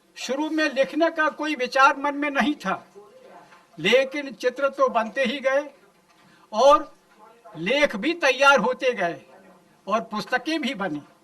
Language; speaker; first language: Hindi; non-native, local second language; Gujarati